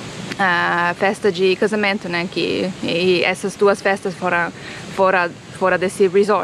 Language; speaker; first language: Portuguese; non-native, fluent; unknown